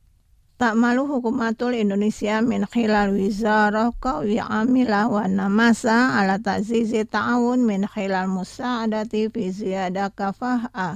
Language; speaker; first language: Arabic; non-native, fluent; Indonesian